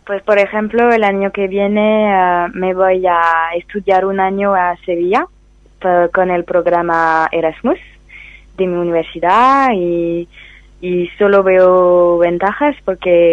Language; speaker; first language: Spanish; non-native, fluent; French